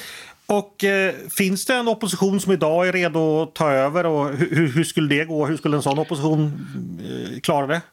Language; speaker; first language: Swedish; native; Swedish